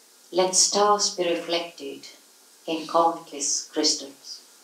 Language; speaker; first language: English; non-native, fluent; Estonian